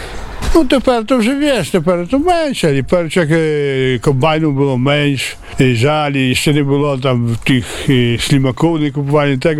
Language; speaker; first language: Polish; non-native, local second language; Belarusian